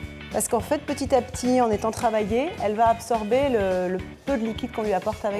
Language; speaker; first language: French; native; French